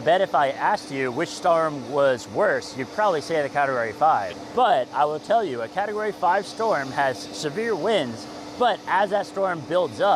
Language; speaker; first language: English; native; English